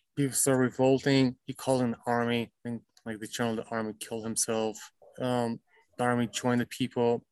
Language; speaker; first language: English; early bilingual, other home language; Romanian